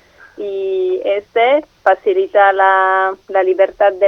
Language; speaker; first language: Spanish; non-native, learner; French